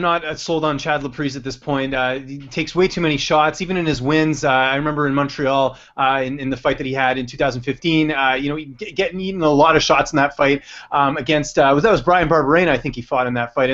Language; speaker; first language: English; native; English